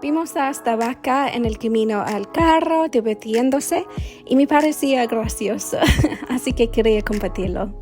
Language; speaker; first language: Spanish; non-native, learner; English